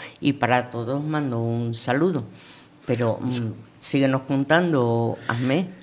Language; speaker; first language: Spanish; native; Spanish